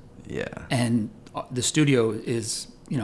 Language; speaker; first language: English; native; English